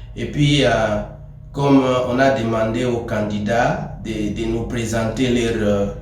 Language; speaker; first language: French; non-native, local second language; Swahili